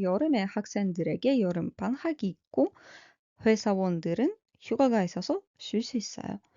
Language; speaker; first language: Korean; non-native, fluent; Russian